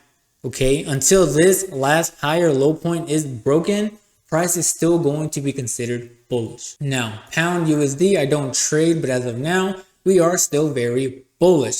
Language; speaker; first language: English; native; English